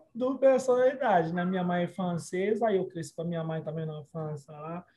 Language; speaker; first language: Portuguese; non-native, fluent; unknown